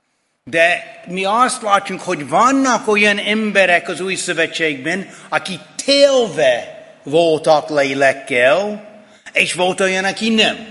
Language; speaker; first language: Hungarian; non-native, fluent; English